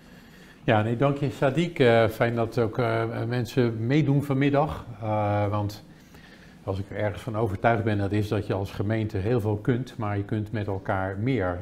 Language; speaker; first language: Dutch; native; Dutch